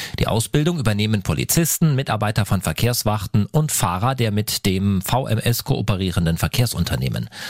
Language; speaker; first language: German; native; German